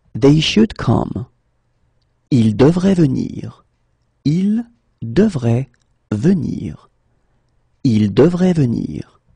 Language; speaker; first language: French; native; French